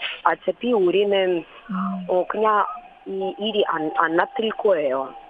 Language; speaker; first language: Korean; non-native, learner; Russian